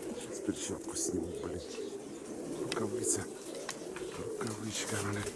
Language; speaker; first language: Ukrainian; non-native, local second language; Russian